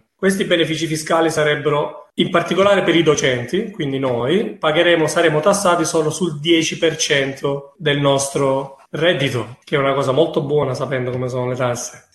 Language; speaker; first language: Italian; native; Italian